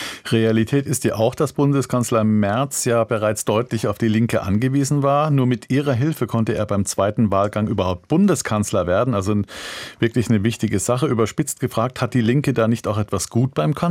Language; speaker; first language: German; native; German